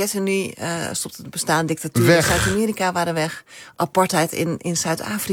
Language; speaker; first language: Dutch; native; Dutch